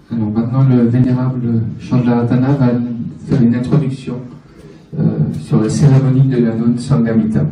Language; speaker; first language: French; native; French